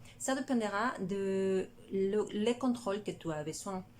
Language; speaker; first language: French; non-native, learner; Spanish